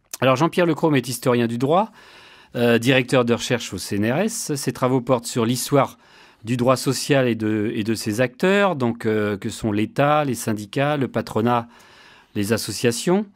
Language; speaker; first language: French; native; French